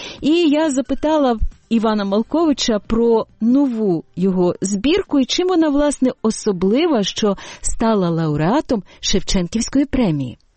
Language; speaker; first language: Ukrainian; native; Ukrainian